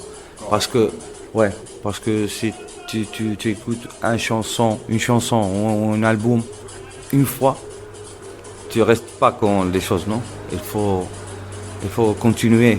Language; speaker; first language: French; non-native, local second language; Arabic